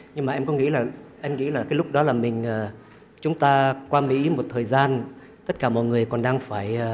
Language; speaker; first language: Vietnamese; native; Vietnamese